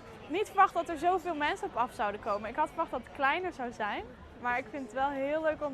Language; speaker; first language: Dutch; native; Dutch